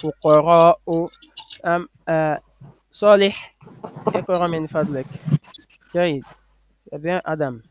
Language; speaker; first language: Arabic; non-native, fluent; French